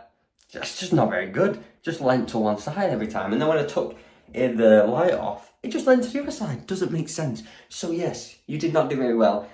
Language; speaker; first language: English; native; English